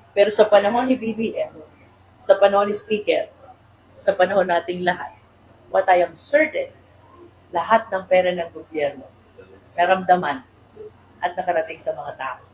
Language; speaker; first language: Filipino; native; Filipino